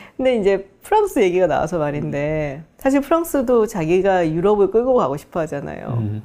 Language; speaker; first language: Korean; native; Korean